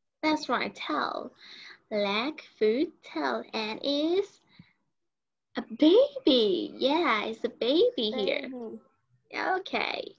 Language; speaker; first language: English; non-native, learner; Vietnamese